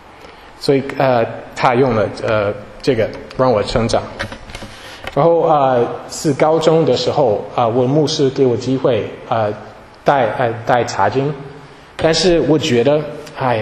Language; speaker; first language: Chinese; non-native, fluent; English